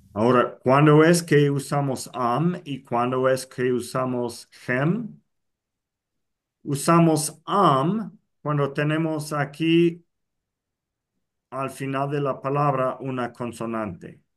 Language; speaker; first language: Spanish; non-native, fluent; English